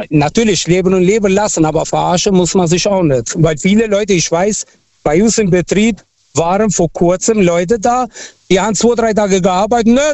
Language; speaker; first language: German; non-native, fluent; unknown